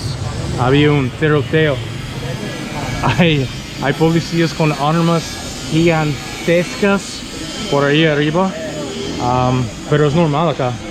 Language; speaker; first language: Spanish; non-native, fluent; English